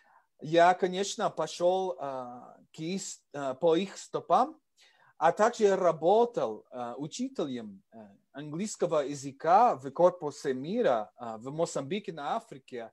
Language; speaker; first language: Russian; non-native, learner; English